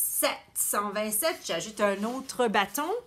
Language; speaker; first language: French; non-native, learner; English